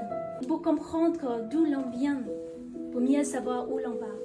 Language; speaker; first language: French; non-native, fluent; Vietnamese